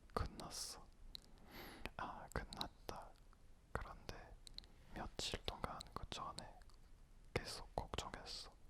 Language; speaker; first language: Korean; non-native, fluent; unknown